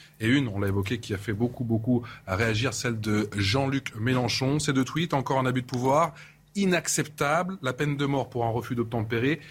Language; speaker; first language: French; native; French